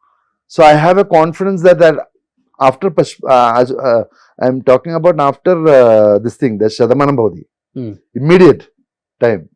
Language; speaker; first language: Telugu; non-native, fluent; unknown